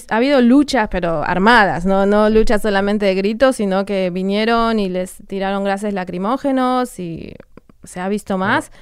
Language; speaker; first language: Spanish; native; Spanish